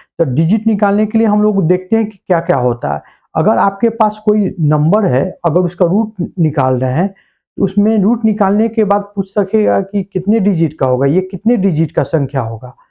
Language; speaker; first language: Hindi; native; Hindi